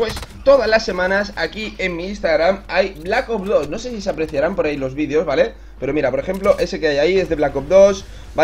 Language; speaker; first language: Spanish; native; Spanish